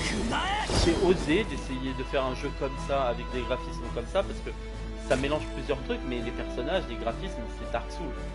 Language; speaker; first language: French; native; French